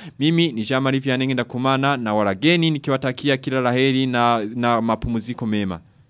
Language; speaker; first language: Swahili; non-native, local second language; Rundi